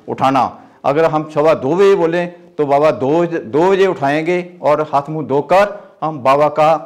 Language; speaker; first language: Hindi; native; Hindi